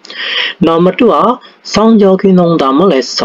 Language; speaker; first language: Korean; non-native, learner; Indonesian